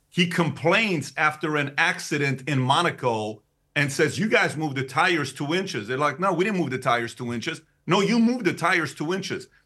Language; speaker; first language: English; early bilingual, other home language; Persian